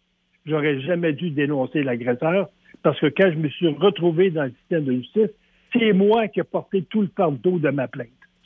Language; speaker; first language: French; native; French